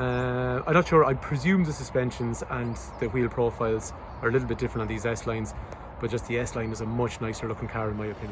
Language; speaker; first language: English; native; English